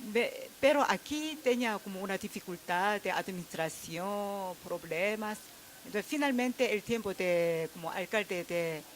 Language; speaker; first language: Spanish; non-native, fluent; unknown